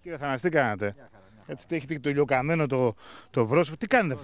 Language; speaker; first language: Greek; native; Greek